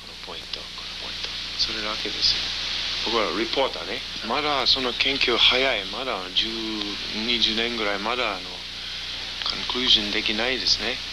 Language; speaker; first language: Japanese; non-native, learner; English